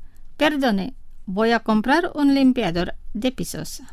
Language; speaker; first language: Spanish; non-native, fluent; Indonesian